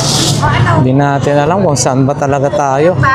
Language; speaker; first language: Filipino; native; Filipino